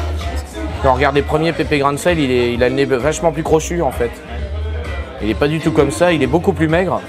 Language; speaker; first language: French; native; French